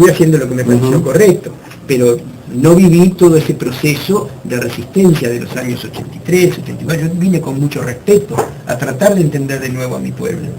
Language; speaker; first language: Spanish; native; Spanish